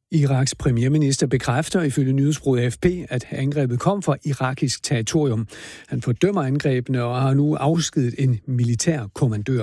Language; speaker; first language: Danish; native; Danish